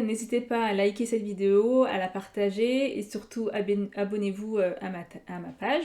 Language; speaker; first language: French; native; French